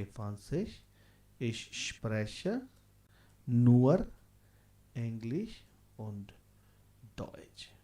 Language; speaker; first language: German; non-native, fluent; Hindi